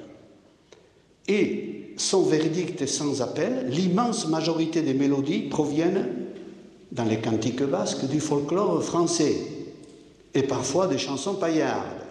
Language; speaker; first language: French; native; French